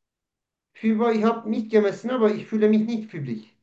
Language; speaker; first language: German; non-native, learner; Turkish